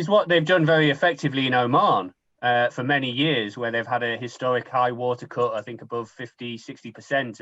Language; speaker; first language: English; native; English